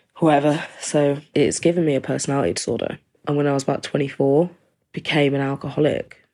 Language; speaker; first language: English; native; English